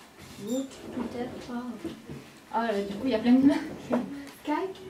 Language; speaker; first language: French; native; French